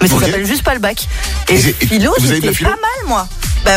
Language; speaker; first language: French; native; French